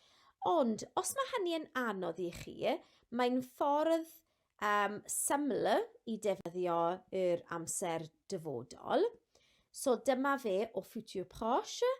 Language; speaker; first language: Welsh; non-native, local second language; English